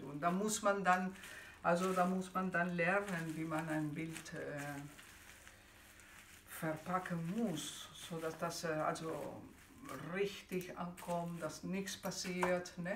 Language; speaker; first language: German; non-native, fluent; Spanish